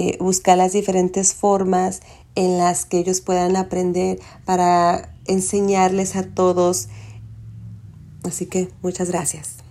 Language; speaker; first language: Spanish; early bilingual, heritage; Spanish